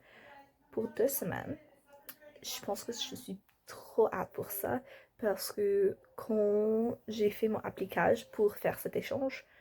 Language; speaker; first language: French; non-native, learner; English